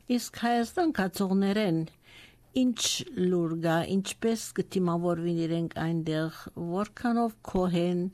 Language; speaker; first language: Armenian; early bilingual, heritage; Armenian